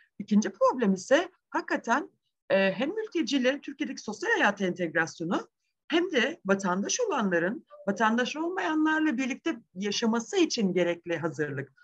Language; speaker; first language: Turkish; native; Turkish